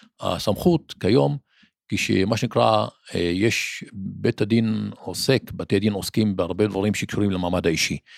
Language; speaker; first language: Hebrew; non-native, local second language; Arabic